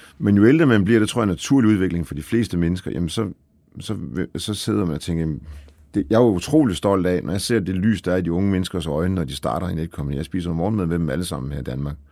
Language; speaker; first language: Danish; early bilingual, other home language; Polish